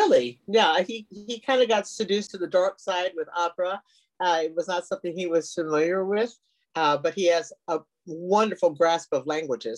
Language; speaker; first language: English; native; English